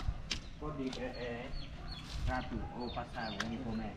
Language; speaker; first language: Portuguese; non-native, learner; Vietnamese